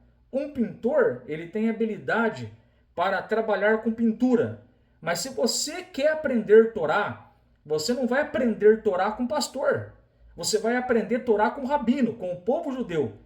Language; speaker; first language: Portuguese; native; Portuguese